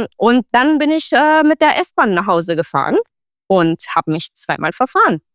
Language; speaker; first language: German; non-native, fluent; Romanian